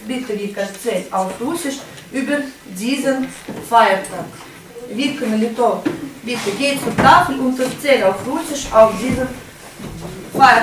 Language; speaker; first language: German; non-native, fluent; Russian